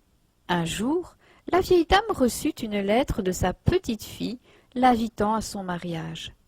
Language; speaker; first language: French; native; French